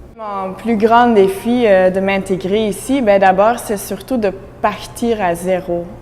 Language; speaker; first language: French; non-native, local second language; Dutch